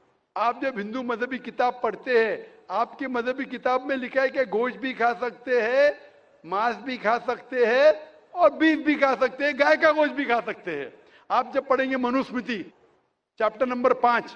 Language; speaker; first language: Hindi; native; Hindi